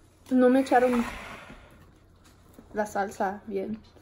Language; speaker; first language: Spanish; early bilingual, heritage; Spanish